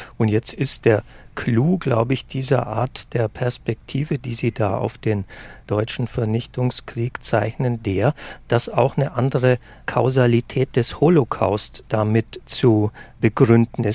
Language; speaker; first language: German; native; German